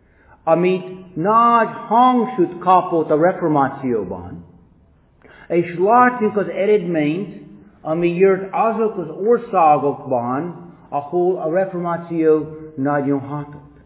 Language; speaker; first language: Hungarian; non-native, fluent; English